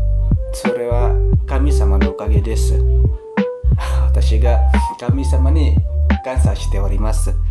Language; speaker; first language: Japanese; non-native, learner; Indonesian